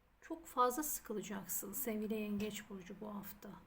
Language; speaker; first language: Turkish; native; Turkish